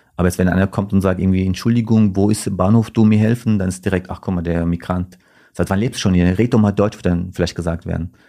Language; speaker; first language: German; early bilingual, other home language; Turkish